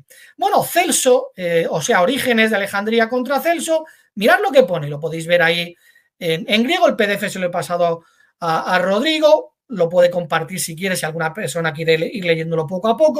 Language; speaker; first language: Spanish; native; Spanish